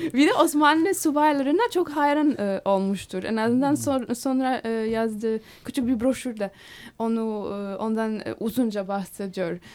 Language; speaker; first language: Turkish; non-native, fluent; Polish